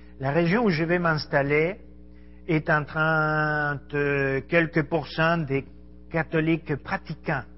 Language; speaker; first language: French; non-native, fluent; Spanish